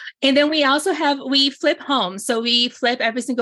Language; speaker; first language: English; non-native, fluent; Portuguese